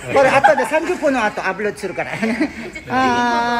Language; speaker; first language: Japanese; non-native, learner; Filipino